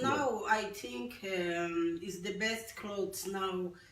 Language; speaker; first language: English; non-native, learner; Portuguese